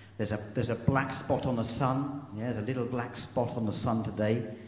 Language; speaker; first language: English; native; English